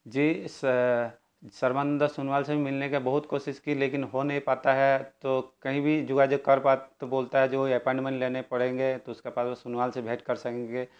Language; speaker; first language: Hindi; non-native, local second language; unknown